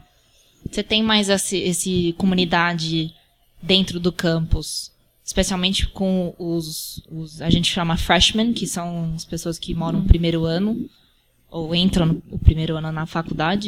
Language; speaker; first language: Portuguese; early bilingual, heritage; Portuguese